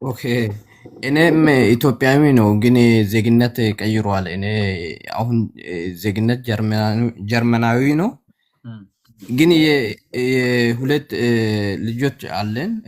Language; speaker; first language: Amharic; non-native, local second language; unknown